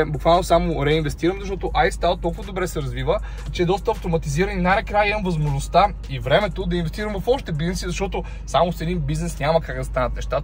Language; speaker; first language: Bulgarian; native; Bulgarian